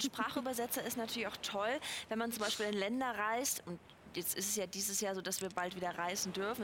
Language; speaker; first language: German; native; German